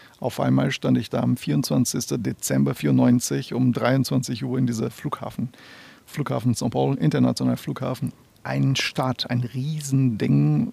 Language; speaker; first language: German; non-native, fluent; Portuguese